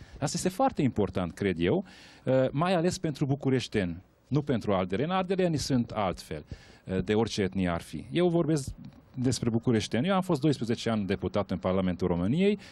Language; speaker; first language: Romanian; non-native, local second language; Hungarian